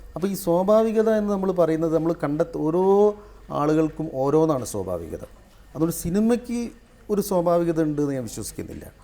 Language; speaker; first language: Malayalam; native; Malayalam